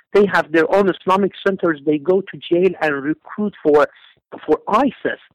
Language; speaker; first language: English; non-native, fluent; Persian